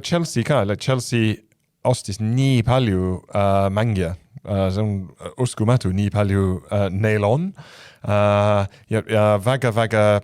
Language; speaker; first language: Estonian; non-native, fluent; English